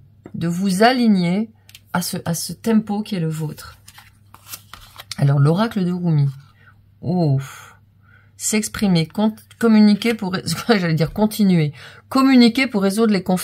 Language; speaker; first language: French; native; French